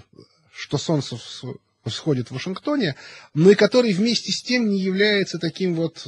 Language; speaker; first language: Russian; native; Russian